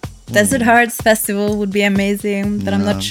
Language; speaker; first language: English; non-native, fluent; Norwegian